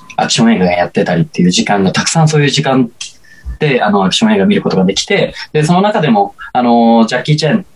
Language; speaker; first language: Japanese; native; Japanese